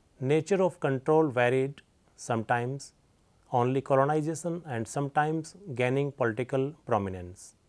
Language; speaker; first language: English; non-native, local second language; Hindi